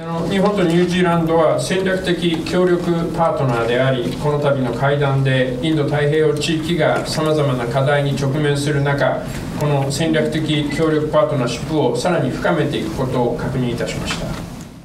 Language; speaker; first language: Japanese; native; Japanese